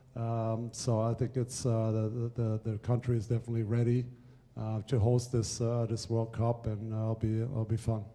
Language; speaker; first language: English; non-native, fluent; German